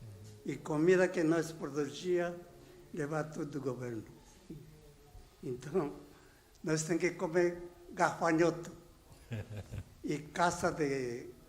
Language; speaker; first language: Portuguese; non-native, learner; Japanese